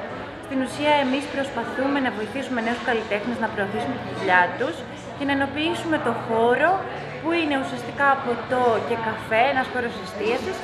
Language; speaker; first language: Greek; native; Greek